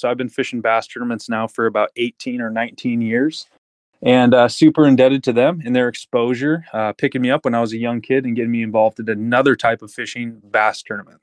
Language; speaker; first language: English; native; English